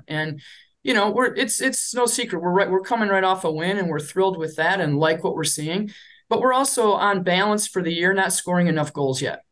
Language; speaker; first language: English; native; English